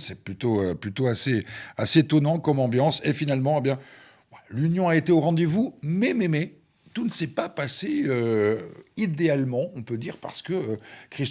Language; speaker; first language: French; native; French